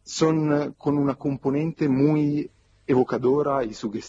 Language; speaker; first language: Spanish; non-native, fluent; Italian